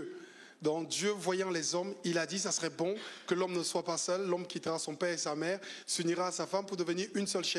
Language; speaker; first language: French; native; French